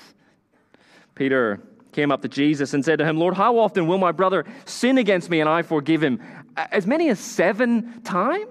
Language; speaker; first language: English; native; English